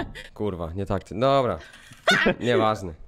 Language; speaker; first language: Polish; native; Polish